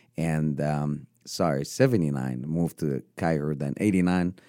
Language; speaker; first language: English; non-native, fluent; Arabic